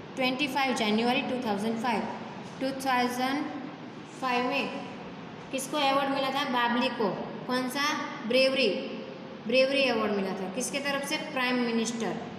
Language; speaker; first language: Hindi; non-native, local second language; Gujarati